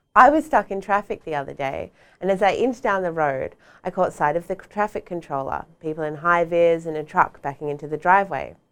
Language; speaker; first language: English; native; English